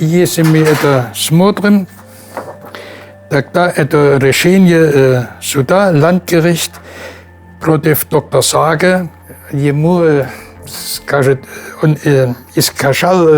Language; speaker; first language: Russian; non-native, fluent; German